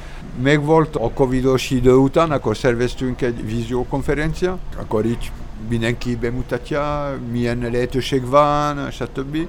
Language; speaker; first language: Hungarian; non-native, learner; French